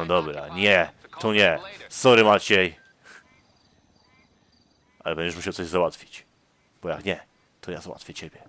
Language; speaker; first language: Polish; native; Polish